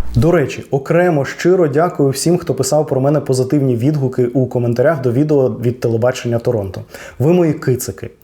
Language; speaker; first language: Ukrainian; non-native, local second language; Russian